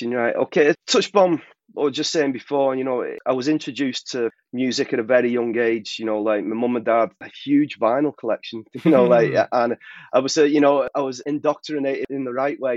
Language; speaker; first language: English; native; English